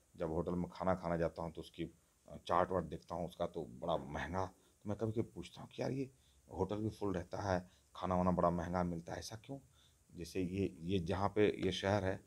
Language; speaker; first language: Hindi; non-native, local second language; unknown